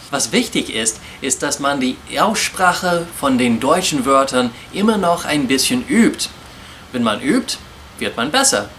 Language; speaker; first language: German; non-native, fluent; English